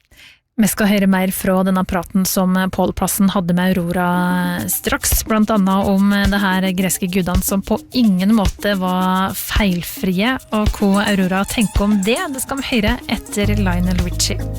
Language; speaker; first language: Norwegian; native; Norwegian